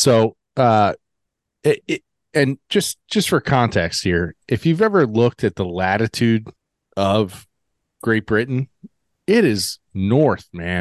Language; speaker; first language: English; native; English